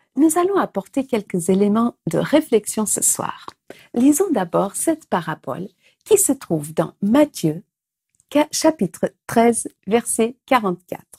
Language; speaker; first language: French; non-native, fluent; Portuguese